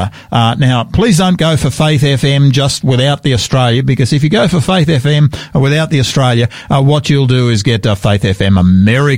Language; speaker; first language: English; native; English